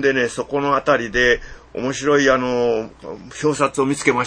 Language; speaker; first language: Japanese; native; Japanese